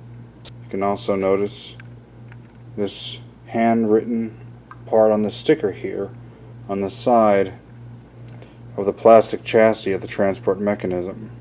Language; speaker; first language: English; native; English